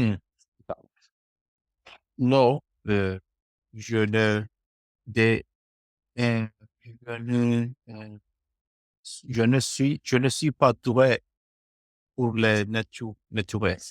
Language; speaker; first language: French; non-native, learner; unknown